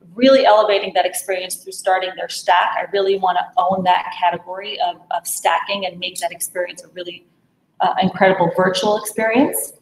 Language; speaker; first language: English; native; English